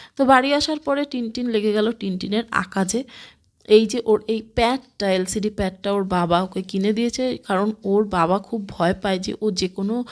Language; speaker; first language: Bangla; native; Bangla